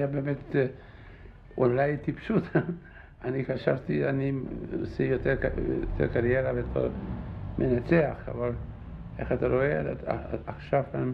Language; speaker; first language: Hebrew; non-native, fluent; Czech